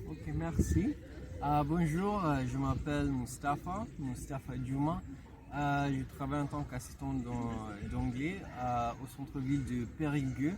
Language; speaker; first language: French; non-native, fluent; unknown